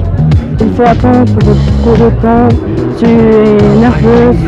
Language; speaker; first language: French; non-native, learner; Russian